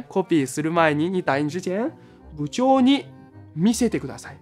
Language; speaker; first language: Japanese; non-native, fluent; Chinese